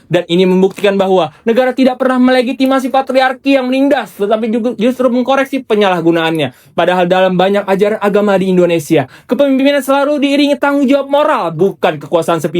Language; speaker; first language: Indonesian; native; Indonesian